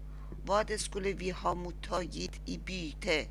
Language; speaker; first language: Swedish; non-native, learner; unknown